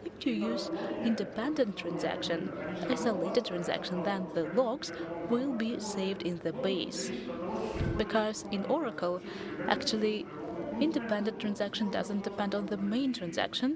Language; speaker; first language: English; non-native, fluent; Russian